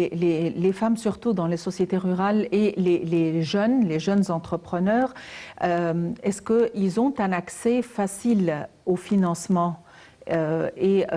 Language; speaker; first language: French; non-native, fluent; Arabic